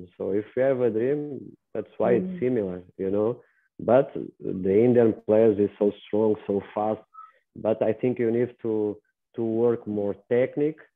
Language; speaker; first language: English; non-native, learner; Portuguese